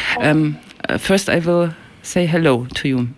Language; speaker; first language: English; non-native, learner; German